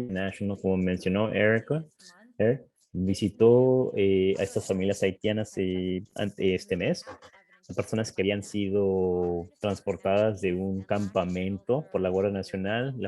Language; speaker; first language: Spanish; non-native, fluent; English